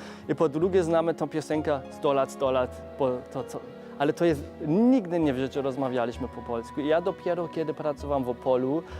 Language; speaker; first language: Polish; non-native, fluent; German